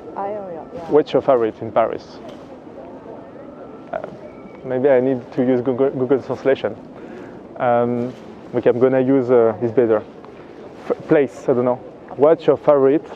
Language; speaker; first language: English; non-native, fluent; French